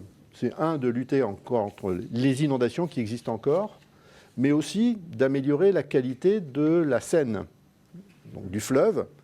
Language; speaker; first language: French; native; French